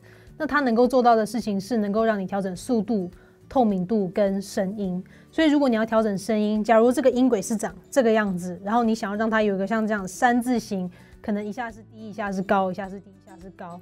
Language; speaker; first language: Chinese; native; Chinese